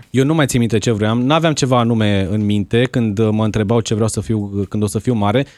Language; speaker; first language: Romanian; native; Romanian